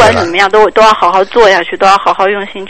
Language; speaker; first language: Chinese; native; Chinese